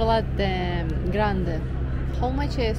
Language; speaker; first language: English; non-native, learner; Russian